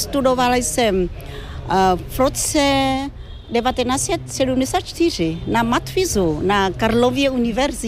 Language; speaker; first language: Czech; non-native, fluent; Vietnamese